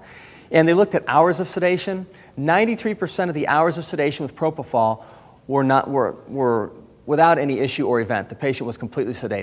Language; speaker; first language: English; native; English